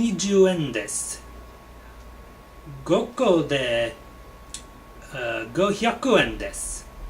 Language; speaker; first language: Japanese; non-native, learner; English